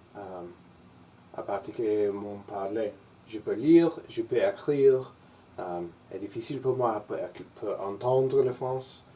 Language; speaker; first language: French; non-native, learner; English